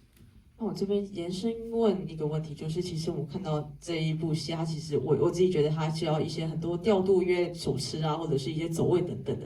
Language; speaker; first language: Chinese; native; Chinese